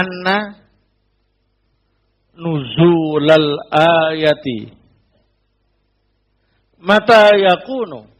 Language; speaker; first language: Arabic; non-native, fluent; Indonesian